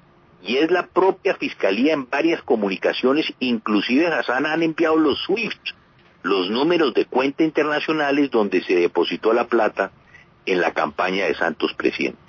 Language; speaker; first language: Spanish; native; Spanish